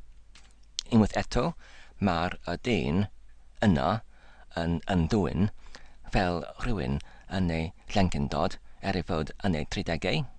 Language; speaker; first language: Welsh; non-native, learner; English